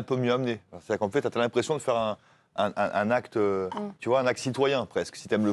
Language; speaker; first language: French; native; French